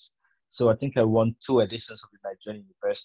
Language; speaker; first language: English; non-native, local second language; Yoruba